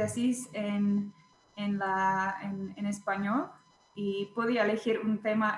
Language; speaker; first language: Spanish; non-native, fluent; Czech